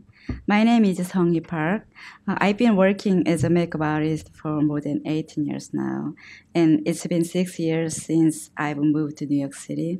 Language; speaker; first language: English; non-native, learner; Korean